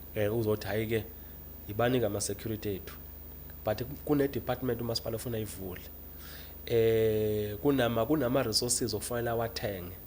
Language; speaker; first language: Zulu; native; Zulu